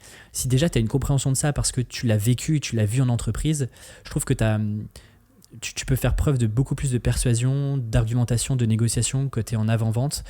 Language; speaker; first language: French; native; French